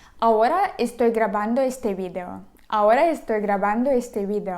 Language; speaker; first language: Spanish; non-native, fluent; Ukrainian